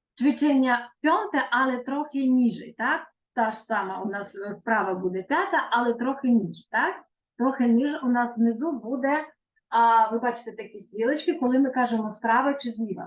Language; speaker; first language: Polish; non-native, fluent; Ukrainian